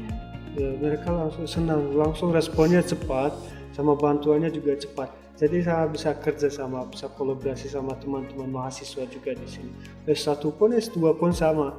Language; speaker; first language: Indonesian; non-native, fluent; Turkmen